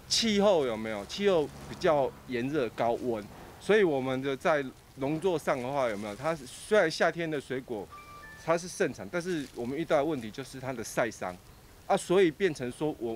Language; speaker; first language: Chinese; non-native, local second language; Min Nan Chinese